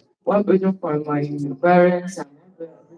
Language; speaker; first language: English; non-native, learner; Arabic